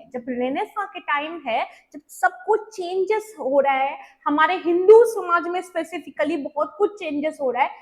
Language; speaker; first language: Hindi; non-native, local second language; Bangla